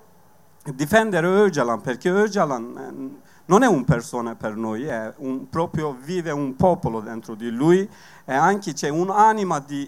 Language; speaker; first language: Italian; non-native, learner; Kurdish